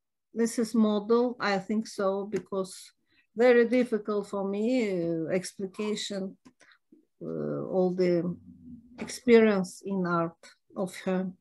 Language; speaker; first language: English; non-native, learner; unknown